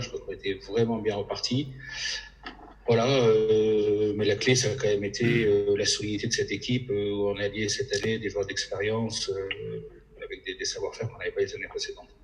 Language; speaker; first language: French; native; French